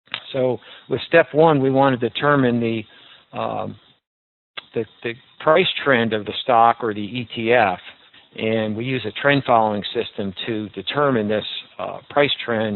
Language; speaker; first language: English; native; English